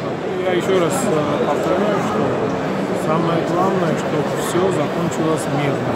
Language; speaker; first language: Russian; non-native, fluent; Georgian